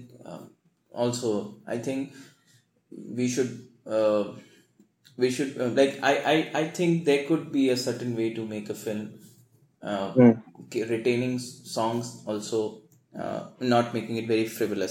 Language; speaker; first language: English; non-native, local second language; Assamese